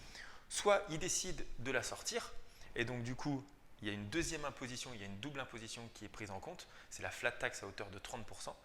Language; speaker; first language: French; native; French